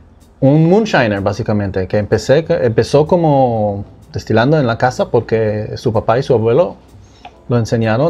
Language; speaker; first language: Spanish; non-native, fluent; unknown